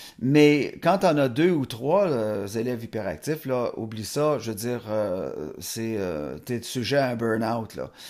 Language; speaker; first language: French; native; French